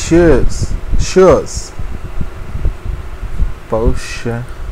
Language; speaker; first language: English; non-native, learner; Portuguese